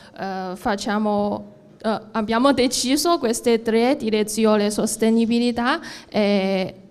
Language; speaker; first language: Italian; non-native, learner; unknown